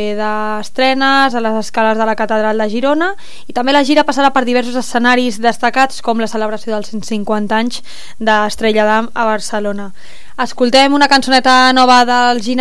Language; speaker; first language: Catalan; native; Catalan